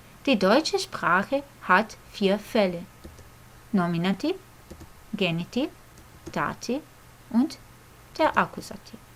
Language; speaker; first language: German; non-native, fluent; Croatian